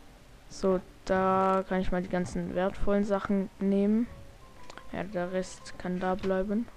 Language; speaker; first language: German; native; German